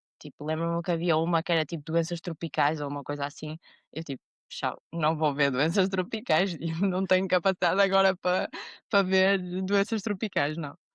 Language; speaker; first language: Portuguese; native; Portuguese